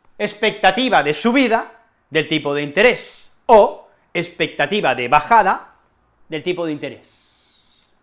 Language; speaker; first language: Spanish; native; Spanish